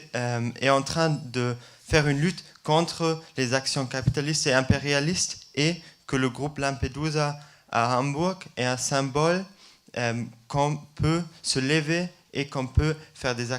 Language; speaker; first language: French; non-native, fluent; German